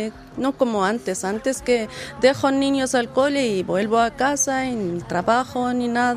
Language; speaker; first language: Spanish; non-native, learner; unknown